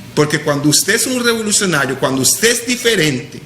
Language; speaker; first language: Spanish; non-native, local second language; English